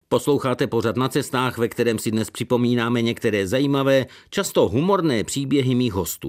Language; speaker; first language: Czech; native; Czech